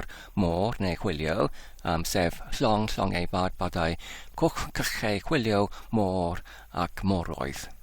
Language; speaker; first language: Welsh; non-native, learner; English